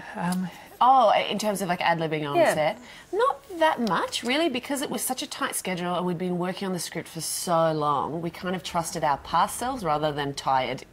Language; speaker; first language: English; native; English